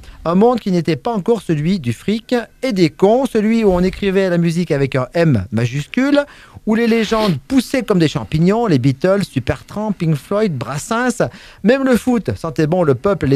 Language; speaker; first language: French; native; French